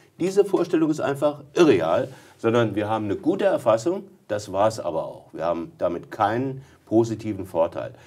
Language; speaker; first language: German; native; German